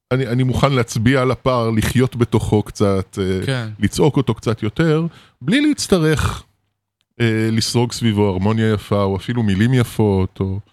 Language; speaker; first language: Hebrew; early bilingual, other home language; French